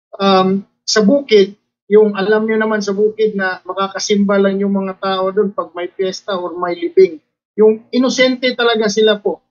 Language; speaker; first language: Filipino; non-native, local second language; Cebuano